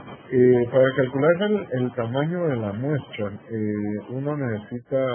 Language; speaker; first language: Spanish; native; Spanish